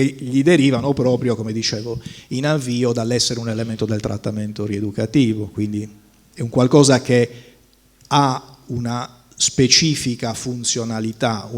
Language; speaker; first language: Italian; native; Italian